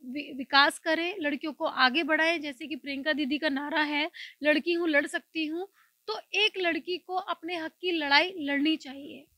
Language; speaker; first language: Hindi; native; Hindi